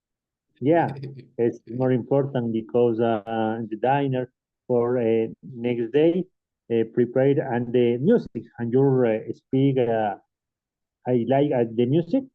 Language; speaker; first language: English; non-native, learner; Spanish